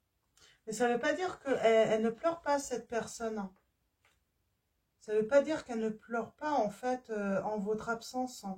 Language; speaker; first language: French; native; French